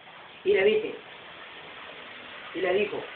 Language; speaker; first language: Spanish; native; Spanish